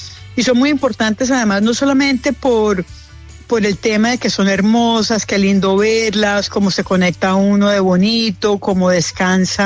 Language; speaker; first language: Spanish; native; Spanish